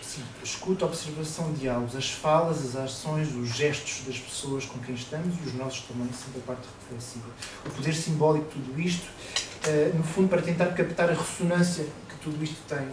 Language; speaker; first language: Portuguese; native; Portuguese